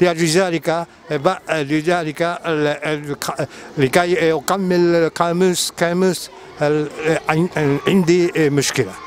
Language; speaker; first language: Arabic; non-native, learner; Japanese